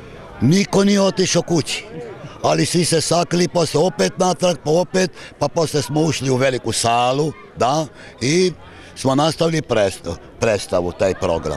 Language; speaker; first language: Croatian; early bilingual, heritage; Serbian